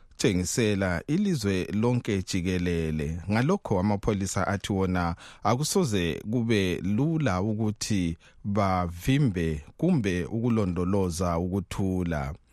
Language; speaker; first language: Zulu; native; Zulu